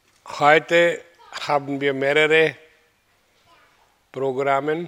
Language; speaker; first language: German; non-native, learner; Hindi